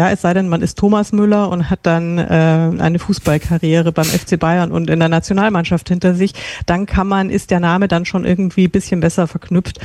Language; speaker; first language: German; native; German